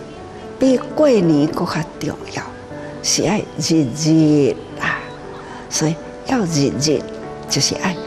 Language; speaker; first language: Chinese; non-native, local second language; Min Nan Chinese